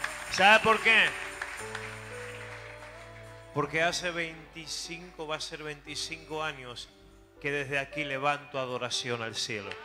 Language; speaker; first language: Spanish; native; Spanish